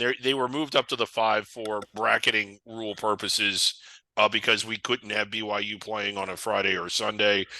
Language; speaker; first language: English; native; English